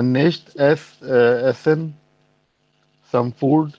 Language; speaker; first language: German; non-native, learner; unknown